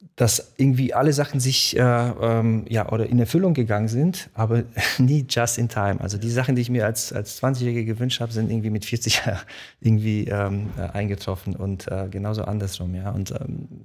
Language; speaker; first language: German; early bilingual, other home language; Polish